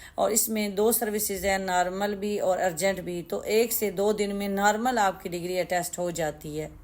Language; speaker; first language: Urdu; native; Urdu